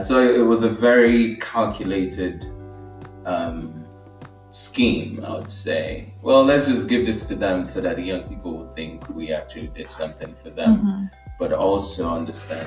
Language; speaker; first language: English; non-native, local second language; Igbo